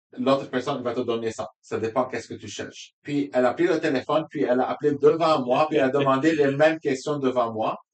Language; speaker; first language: French; non-native, local second language; Arabic